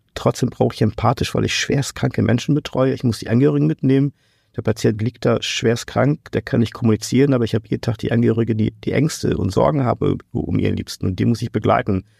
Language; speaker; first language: German; non-native, fluent; Portuguese